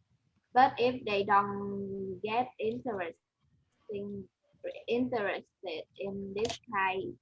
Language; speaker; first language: English; non-native, learner; Vietnamese